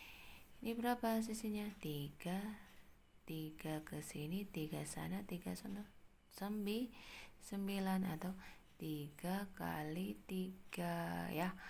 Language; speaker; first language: Indonesian; native; Indonesian